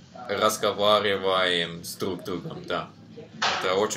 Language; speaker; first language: Russian; non-native, learner; Norwegian